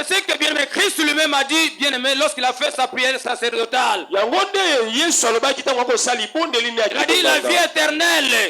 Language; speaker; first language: French; non-native, local second language; Lingala